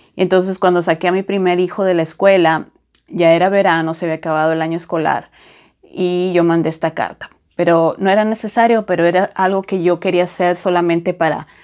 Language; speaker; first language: Spanish; native; Spanish